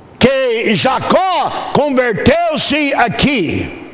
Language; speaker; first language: Portuguese; non-native, fluent; English